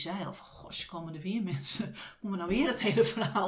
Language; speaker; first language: Dutch; native; Dutch